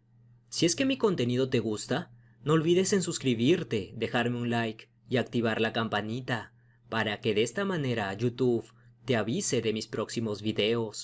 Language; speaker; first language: Spanish; native; Spanish